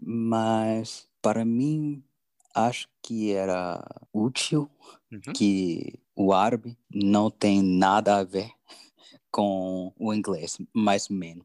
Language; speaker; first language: Portuguese; non-native, learner; English